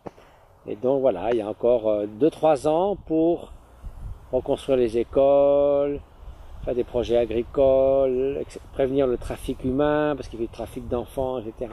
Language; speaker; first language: French; native; French